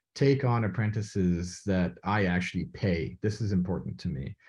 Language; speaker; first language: English; native; English